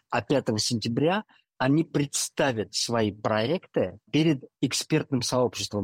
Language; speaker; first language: Russian; native; Russian